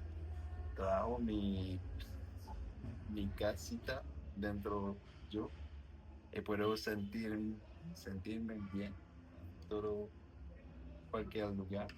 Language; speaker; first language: Spanish; non-native, learner; French